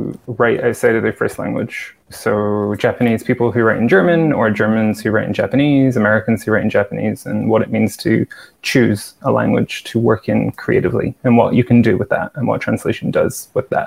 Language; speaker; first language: English; native; English